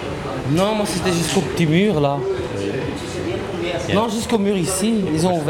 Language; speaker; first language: French; native; French